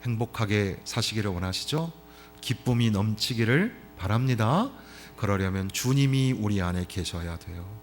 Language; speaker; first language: Korean; native; Korean